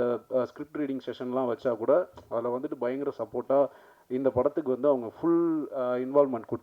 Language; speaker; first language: Tamil; native; Tamil